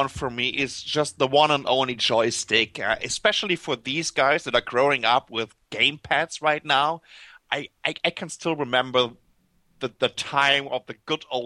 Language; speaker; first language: English; non-native, fluent; German